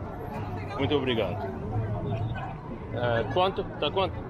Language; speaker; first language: Portuguese; non-native, learner; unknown